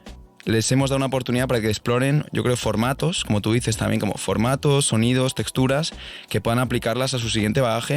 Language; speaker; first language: Spanish; native; Spanish